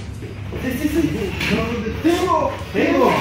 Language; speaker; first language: Spanish; non-native, learner; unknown